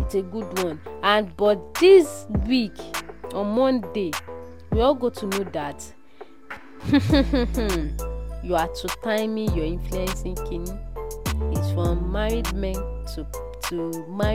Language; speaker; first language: English; non-native, local second language; Yoruba